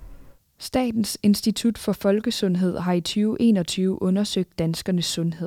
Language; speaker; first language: Danish; native; Danish